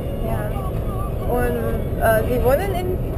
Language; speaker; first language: German; non-native, learner; English